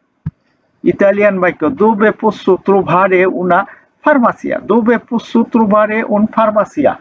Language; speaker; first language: Italian; non-native, learner; Bangla